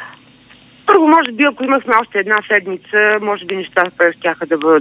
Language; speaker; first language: Bulgarian; native; Bulgarian